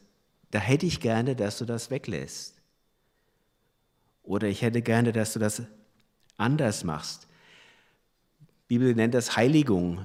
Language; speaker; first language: German; native; German